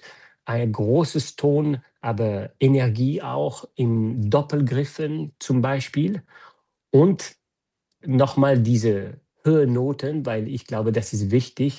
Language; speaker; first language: German; non-native, fluent; French